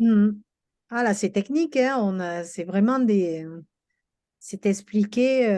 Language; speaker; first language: French; native; French